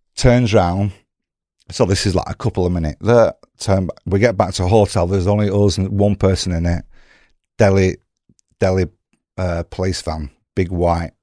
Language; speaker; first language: English; native; English